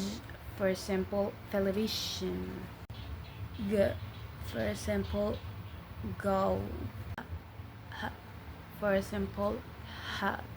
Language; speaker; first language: English; non-native, learner; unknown